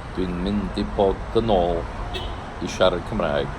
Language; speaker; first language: Welsh; non-native, learner; English